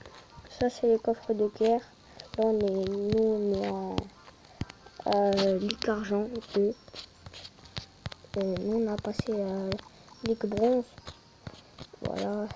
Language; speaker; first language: French; native; French